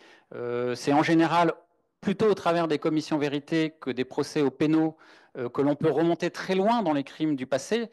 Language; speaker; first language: French; native; French